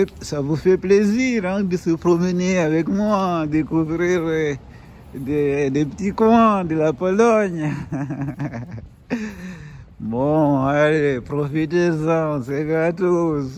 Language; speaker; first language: French; non-native, fluent; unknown